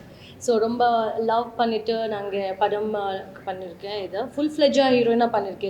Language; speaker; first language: Tamil; non-native, learner; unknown